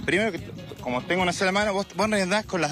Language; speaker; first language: Spanish; native; Spanish